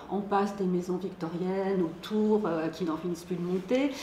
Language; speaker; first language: French; native; French